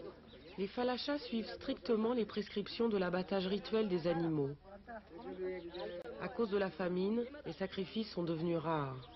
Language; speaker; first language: French; native; French